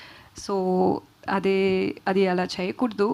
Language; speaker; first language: Telugu; non-native, learner; Tamil